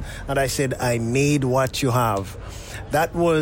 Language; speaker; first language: English; non-native, local second language; Ganda